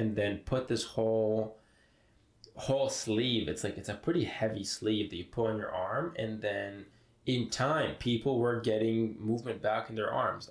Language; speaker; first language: English; non-native, fluent; Hebrew